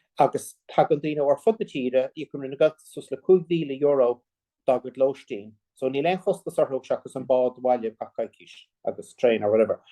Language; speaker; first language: Irish; non-native, local second language; English